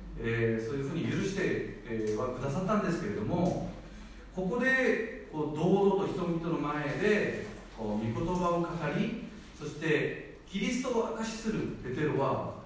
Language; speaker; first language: Japanese; non-native, fluent; Korean